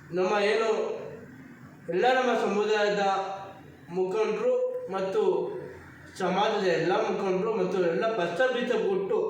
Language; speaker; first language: Kannada; non-native, local second language; Lambadi